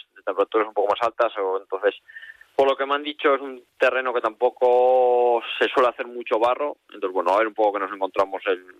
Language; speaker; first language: Spanish; native; Spanish